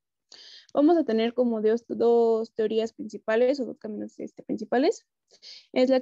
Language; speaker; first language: Spanish; native; Spanish